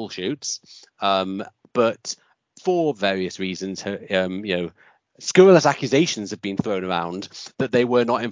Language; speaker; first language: English; native; English